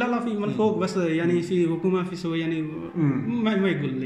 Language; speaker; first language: Arabic; non-native, learner; Hindi